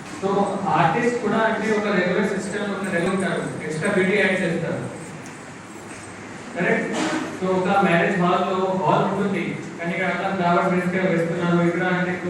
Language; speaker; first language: Telugu; non-native, fluent; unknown